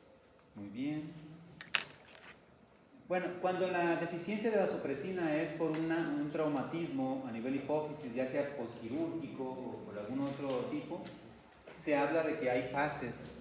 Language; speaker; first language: Spanish; native; Spanish